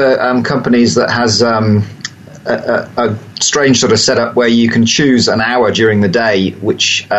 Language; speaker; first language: English; native; English